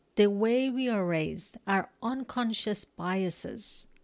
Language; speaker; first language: English; non-native, fluent; Persian